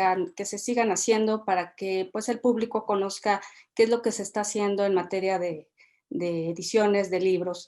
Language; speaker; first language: Spanish; native; Spanish